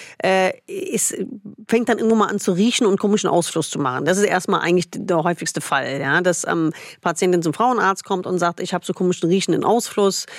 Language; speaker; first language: German; non-native, fluent; English